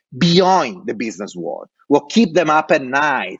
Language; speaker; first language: English; non-native, fluent; Italian